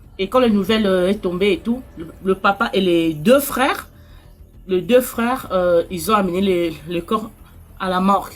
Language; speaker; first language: French; non-native, local second language; Lingala